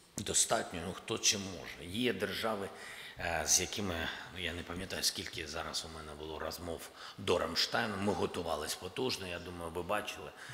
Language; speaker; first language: Ukrainian; non-native, local second language; Russian